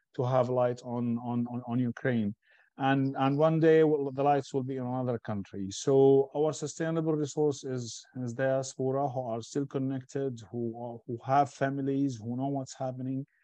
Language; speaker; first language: English; non-native, fluent; Arabic